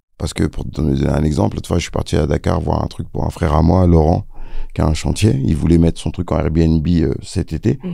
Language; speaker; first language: French; early bilingual, other home language; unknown